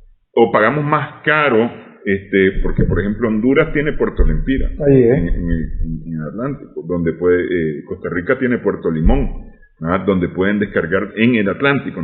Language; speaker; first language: Spanish; native; Spanish